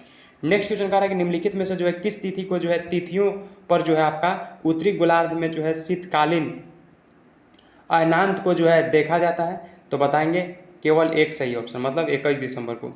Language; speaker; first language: Hindi; native; Hindi